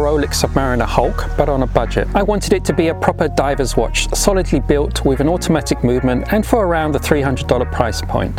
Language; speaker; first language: English; native; English